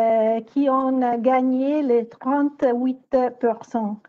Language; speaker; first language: French; non-native, fluent; Italian